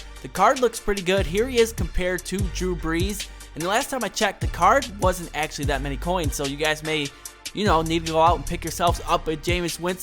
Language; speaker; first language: English; native; English